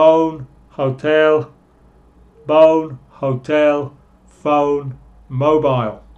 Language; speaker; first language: English; non-native, fluent; Spanish